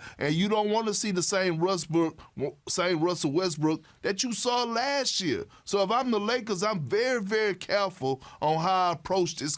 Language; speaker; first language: English; native; English